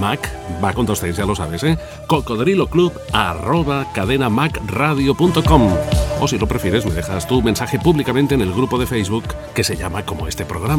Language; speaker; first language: Spanish; native; Spanish